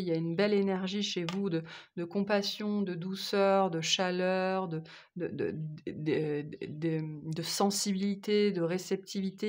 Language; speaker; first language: French; native; French